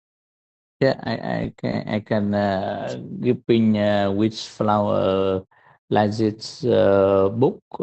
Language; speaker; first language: English; non-native, learner; Vietnamese